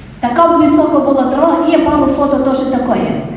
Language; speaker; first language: Ukrainian; non-native, learner; Polish